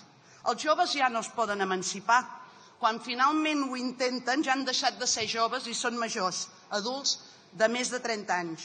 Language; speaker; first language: Catalan; native; Catalan